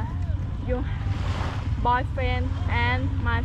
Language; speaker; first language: English; non-native, learner; Vietnamese